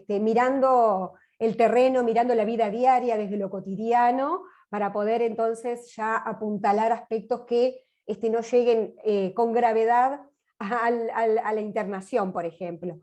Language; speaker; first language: Spanish; native; Spanish